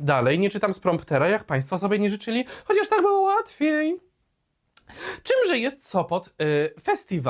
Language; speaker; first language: Polish; native; Polish